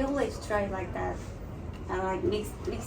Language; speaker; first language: English; non-native, learner; Korean